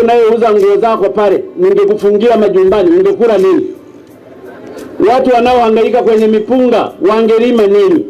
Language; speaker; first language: Swahili; native; Swahili